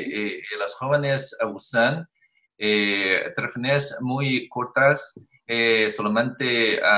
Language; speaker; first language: Spanish; non-native, learner; Chinese